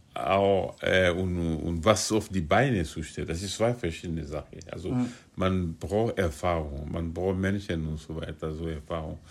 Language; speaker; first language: German; non-native, fluent; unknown